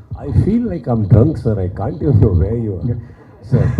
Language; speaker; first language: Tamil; non-native, local second language; Kannada